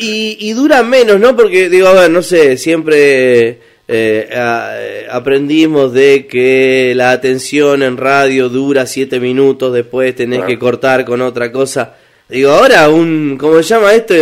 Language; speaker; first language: Spanish; native; Spanish